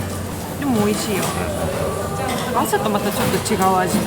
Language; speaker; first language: Japanese; non-native, fluent; Estonian